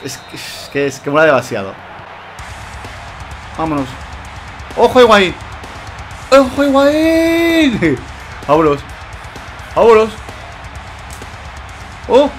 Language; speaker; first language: Spanish; native; Spanish